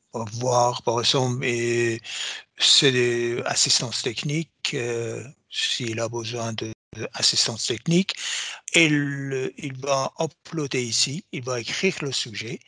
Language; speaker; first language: French; non-native, fluent; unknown